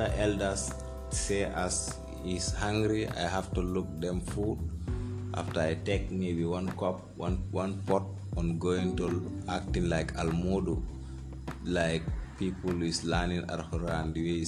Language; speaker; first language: English; non-native, fluent; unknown